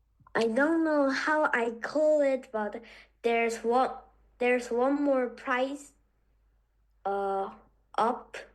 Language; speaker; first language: English; non-native, learner; Korean